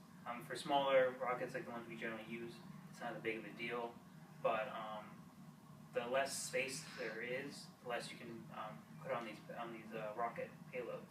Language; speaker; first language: English; native; English